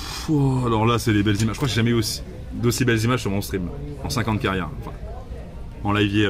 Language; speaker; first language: French; native; French